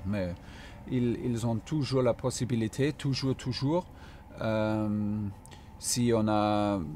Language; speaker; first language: French; non-native, fluent; German